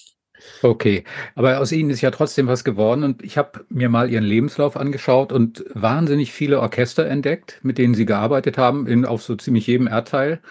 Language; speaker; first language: German; native; German